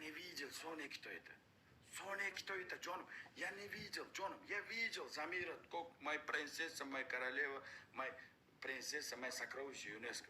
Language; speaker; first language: Russian; non-native, learner; Uzbek